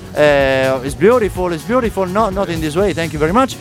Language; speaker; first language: English; non-native, fluent; Italian